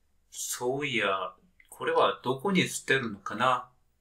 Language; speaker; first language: Japanese; native; Japanese